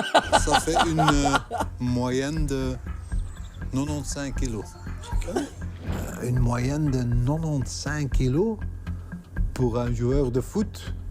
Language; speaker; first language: French; non-native, local second language; Dutch